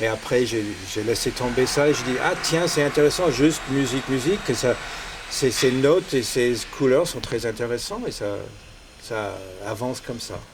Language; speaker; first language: French; non-native, fluent; English